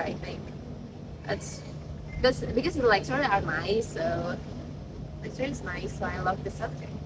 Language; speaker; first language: English; non-native, learner; Indonesian